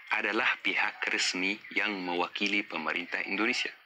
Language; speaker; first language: Indonesian; non-native, fluent; Arabic